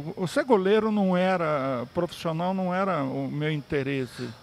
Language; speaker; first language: Portuguese; native; Portuguese